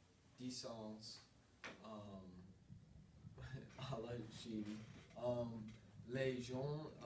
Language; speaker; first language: French; non-native, learner; English